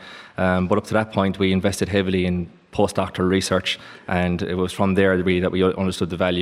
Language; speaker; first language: English; native; English